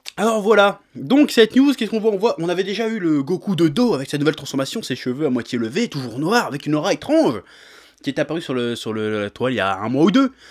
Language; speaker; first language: French; native; French